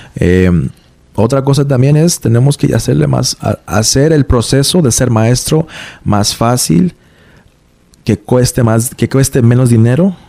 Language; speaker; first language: Spanish; early bilingual, heritage; Spanish